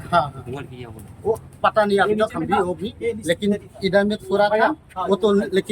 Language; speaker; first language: Hindi; non-native, local second language; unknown